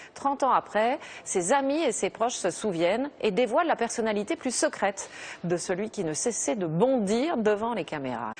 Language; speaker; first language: French; native; French